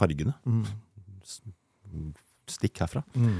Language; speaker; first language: Norwegian; native; Norwegian